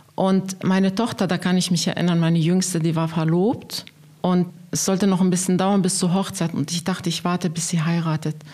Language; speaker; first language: German; non-native, fluent; Arabic